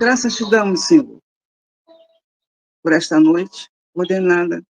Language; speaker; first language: Portuguese; native; Portuguese